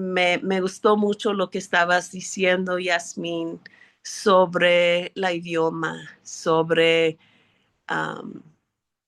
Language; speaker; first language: Spanish; early bilingual, heritage; English